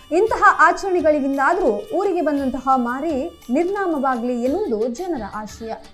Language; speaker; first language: Kannada; native; Kannada